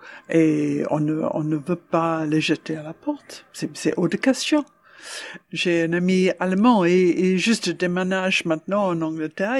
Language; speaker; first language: French; non-native, fluent; English